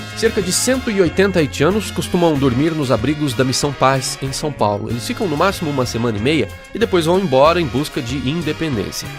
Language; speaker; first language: Portuguese; native; Portuguese